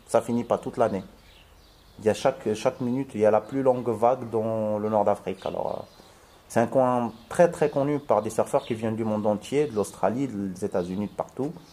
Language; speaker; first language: French; non-native, local second language; Arabic